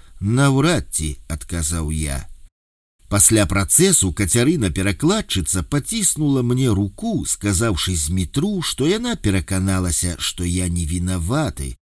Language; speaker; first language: Belarusian; native; Belarusian